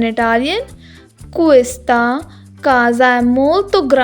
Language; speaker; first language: Italian; non-native, learner; Hindi